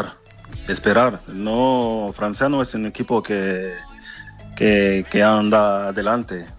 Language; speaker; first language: Spanish; non-native, fluent; French